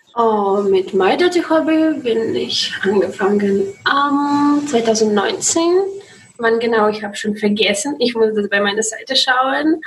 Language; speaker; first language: German; non-native, learner; Russian